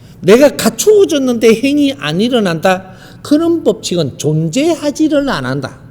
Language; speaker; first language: Korean; native; Korean